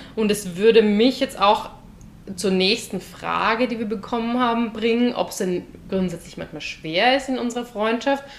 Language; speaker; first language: German; native; German